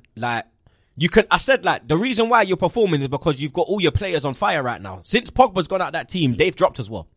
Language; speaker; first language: English; native; English